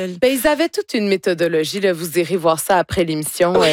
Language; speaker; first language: French; native; French